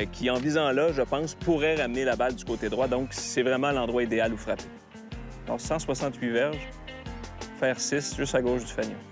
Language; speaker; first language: French; native; French